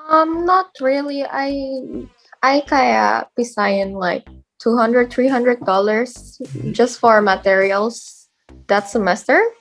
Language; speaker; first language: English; non-native, fluent; Indonesian